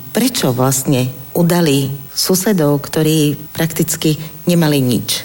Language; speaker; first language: Slovak; native; Slovak